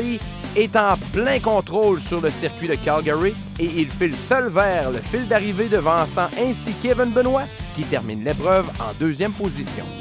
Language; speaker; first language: French; native; French